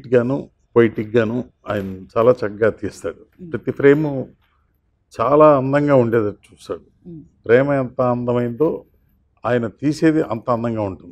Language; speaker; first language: Telugu; native; Telugu